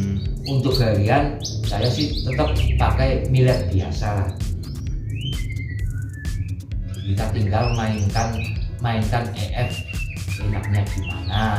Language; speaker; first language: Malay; non-native, local second language; Javanese